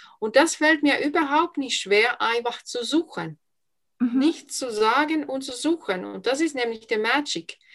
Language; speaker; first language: German; non-native, fluent; Finnish